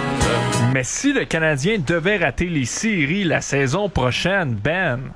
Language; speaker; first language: French; native; French